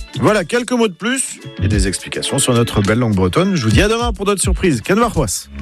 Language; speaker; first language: French; native; French